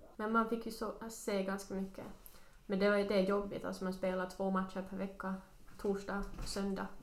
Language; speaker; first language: Swedish; non-native, local second language; Finnish